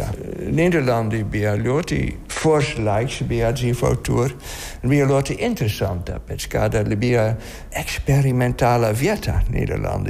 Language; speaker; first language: Latvian; non-native, learner; Dutch